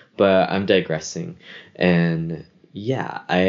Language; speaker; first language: English; native; English